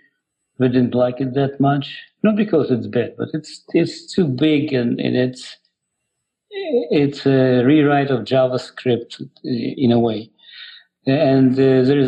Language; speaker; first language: English; non-native, fluent; Ukrainian